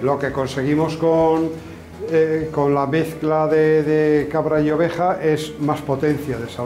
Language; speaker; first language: Spanish; native; Spanish